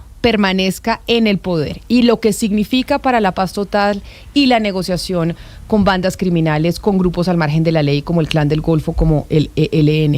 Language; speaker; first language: Spanish; native; Spanish